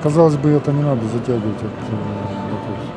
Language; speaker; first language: Russian; native; Russian